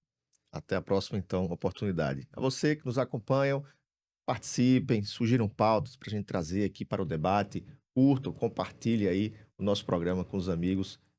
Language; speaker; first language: Portuguese; native; Portuguese